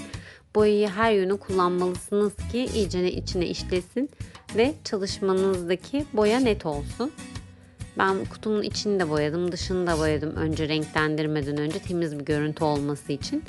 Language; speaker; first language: Turkish; native; Turkish